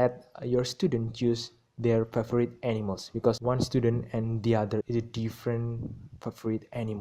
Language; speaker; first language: English; non-native, learner; Indonesian